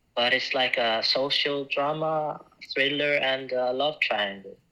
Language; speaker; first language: English; non-native, fluent; Icelandic